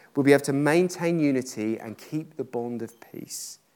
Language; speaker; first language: English; native; English